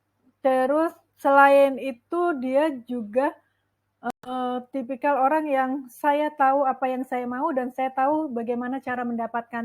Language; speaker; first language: Indonesian; native; Indonesian